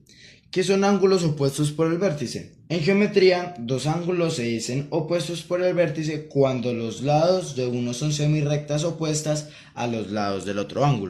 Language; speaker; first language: Spanish; native; Spanish